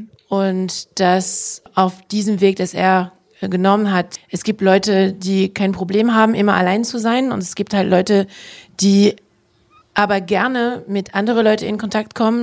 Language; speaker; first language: German; non-native, fluent; French